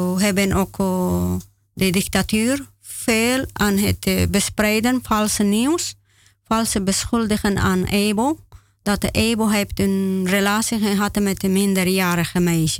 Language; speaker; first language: Dutch; non-native, learner; Spanish